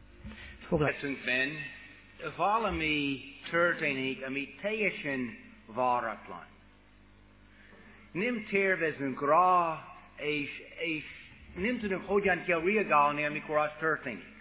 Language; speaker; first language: Hungarian; non-native, fluent; English